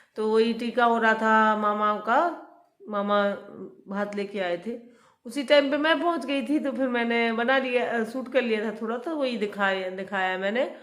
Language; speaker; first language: Hindi; native; Hindi